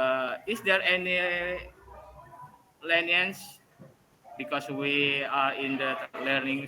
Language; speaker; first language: English; non-native, learner; Indonesian